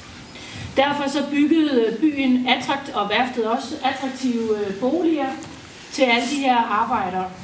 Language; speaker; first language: Danish; native; Danish